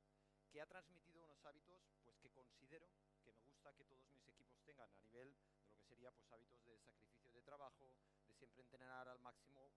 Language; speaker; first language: Spanish; native; Spanish